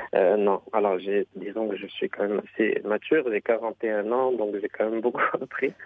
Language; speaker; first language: French; non-native, local second language; Arabic